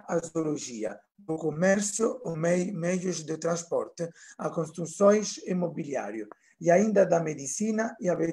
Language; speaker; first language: Portuguese; non-native, fluent; Italian